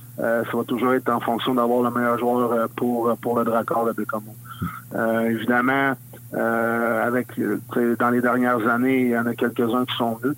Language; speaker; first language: French; native; French